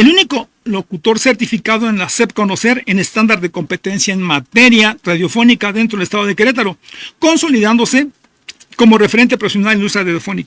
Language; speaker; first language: Spanish; native; Spanish